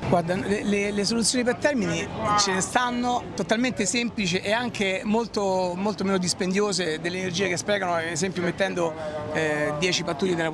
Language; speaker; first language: Italian; native; Italian